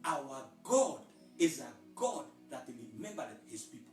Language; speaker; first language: English; non-native, local second language; Swahili